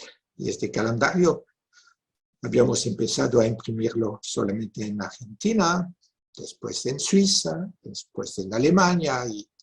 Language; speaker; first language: Spanish; non-native, fluent; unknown